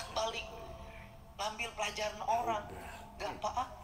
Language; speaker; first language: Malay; non-native, local second language; Sundanese